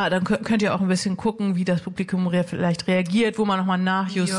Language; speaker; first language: German; native; German